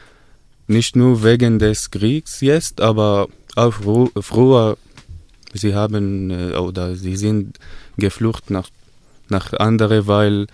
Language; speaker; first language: German; non-native, learner; Arabic